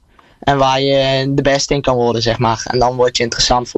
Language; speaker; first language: Dutch; native; Dutch